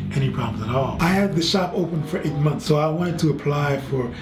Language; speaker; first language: English; native; English